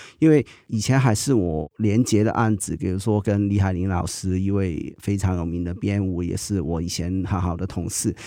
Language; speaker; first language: Chinese; non-native, local second language; Cantonese